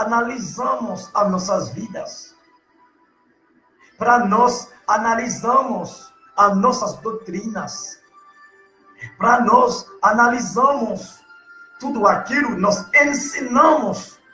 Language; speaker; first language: Portuguese; non-native, learner; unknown